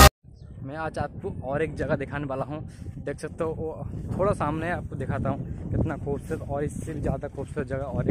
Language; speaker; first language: Hindi; non-native, local second language; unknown